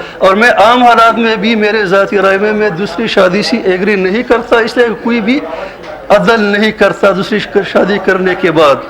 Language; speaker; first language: Urdu; non-native, local second language; Pashto